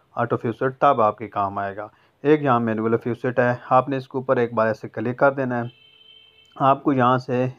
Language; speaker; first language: Urdu; non-native, local second language; Punjabi